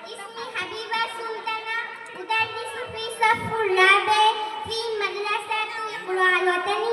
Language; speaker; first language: Arabic; non-native, learner; Bangla